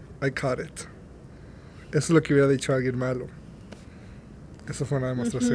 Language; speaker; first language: Spanish; native; Spanish